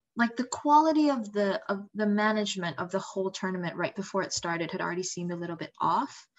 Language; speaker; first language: English; non-native, fluent; Indonesian